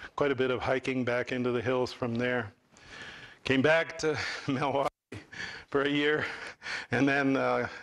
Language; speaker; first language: English; native; English